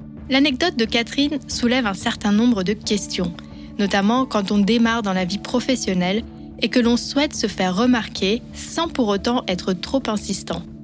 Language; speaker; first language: French; native; French